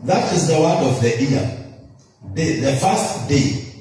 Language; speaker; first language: English; non-native, local second language; Swahili